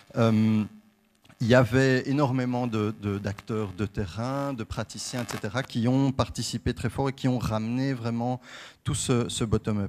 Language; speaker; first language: French; native; French